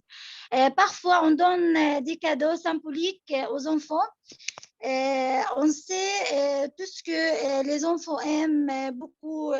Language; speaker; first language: French; non-native, local second language; Arabic